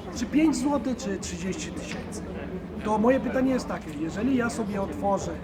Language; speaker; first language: Polish; non-native, learner; Italian